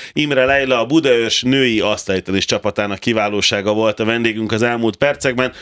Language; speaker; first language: Hungarian; native; Hungarian